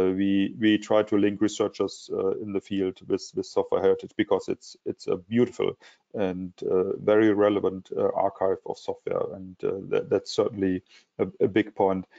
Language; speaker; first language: English; non-native, fluent; German